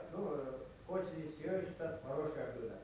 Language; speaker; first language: Russian; non-native, local second language; Yakut